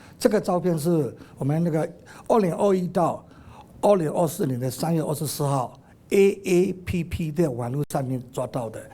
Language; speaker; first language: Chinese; non-native, fluent; Burmese